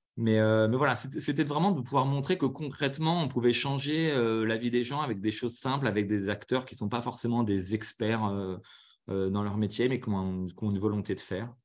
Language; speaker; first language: French; native; French